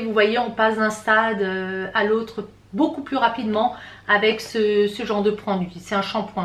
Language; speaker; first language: French; native; French